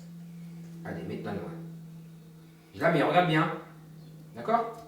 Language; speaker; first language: French; native; French